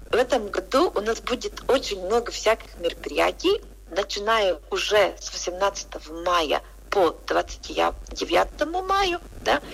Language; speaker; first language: Russian; non-native, local second language; Latvian